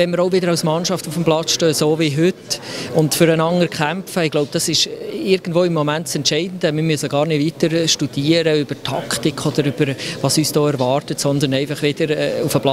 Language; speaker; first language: German; native; German